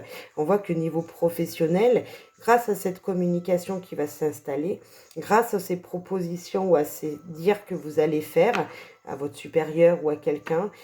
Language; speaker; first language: French; native; French